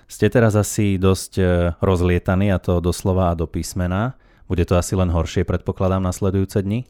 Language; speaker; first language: Slovak; native; Slovak